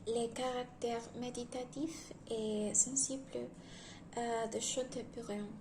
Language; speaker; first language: French; non-native, learner; Spanish